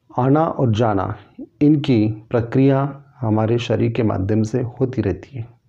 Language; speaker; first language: Hindi; non-native, local second language; Marathi